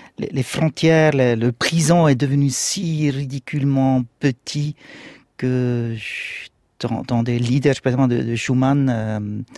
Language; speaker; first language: French; non-native, local second language; Swiss German